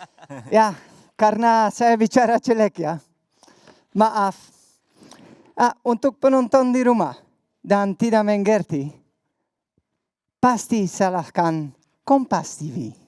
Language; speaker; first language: Indonesian; non-native, learner; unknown